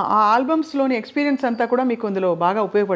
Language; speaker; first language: Telugu; native; Telugu